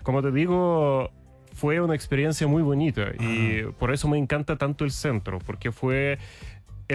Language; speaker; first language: Spanish; non-native, fluent; Russian